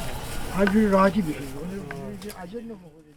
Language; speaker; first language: Persian; native; Persian